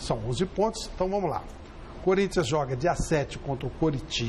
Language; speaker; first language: Portuguese; native; Portuguese